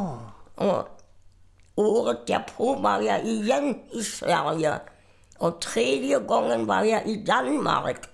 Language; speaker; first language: Swedish; non-native, fluent; German